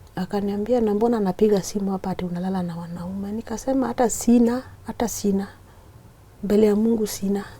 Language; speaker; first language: Swahili; non-native, local second language; Luo (Kenya and Tanzania)